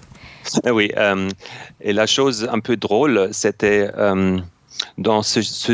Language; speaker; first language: French; non-native, fluent; German